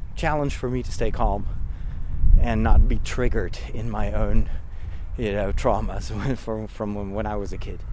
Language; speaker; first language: English; non-native, fluent; Dutch